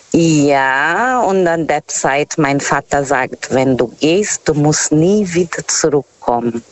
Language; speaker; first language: German; non-native, fluent; Portuguese